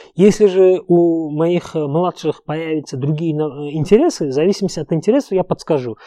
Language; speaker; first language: Russian; non-native, local second language; Uzbek